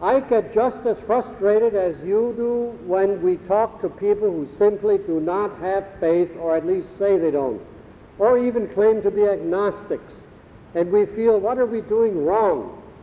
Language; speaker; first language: English; early bilingual, other home language; German